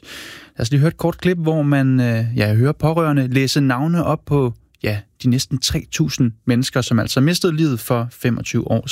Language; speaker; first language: Danish; native; Danish